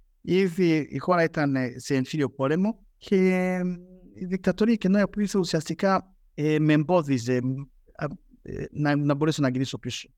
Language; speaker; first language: Greek; non-native, fluent; Rundi